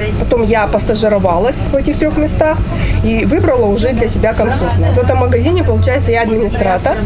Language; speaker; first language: Russian; native; Russian